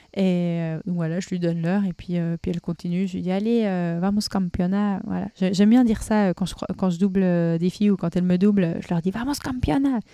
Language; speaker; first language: French; native; French